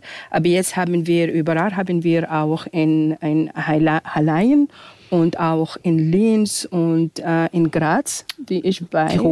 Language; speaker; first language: German; non-native, fluent; Arabic